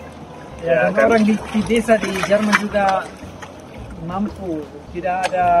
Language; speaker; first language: Indonesian; non-native, learner; German